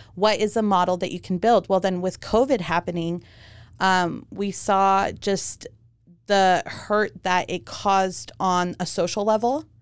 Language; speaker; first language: English; early bilingual, heritage; German